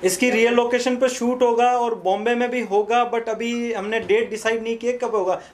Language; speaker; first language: Hindi; native; Hindi